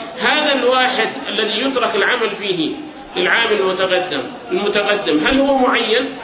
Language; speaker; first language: Arabic; native; Arabic